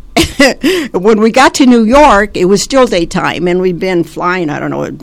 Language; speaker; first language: English; early bilingual, other home language; Italian